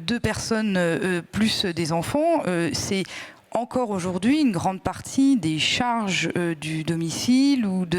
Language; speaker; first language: French; native; French